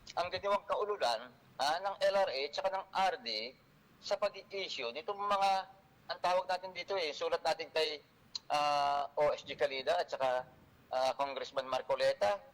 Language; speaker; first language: Filipino; native; Filipino